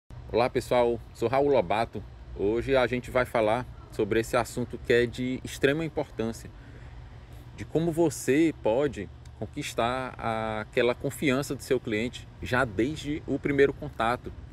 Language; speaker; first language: Portuguese; native; Portuguese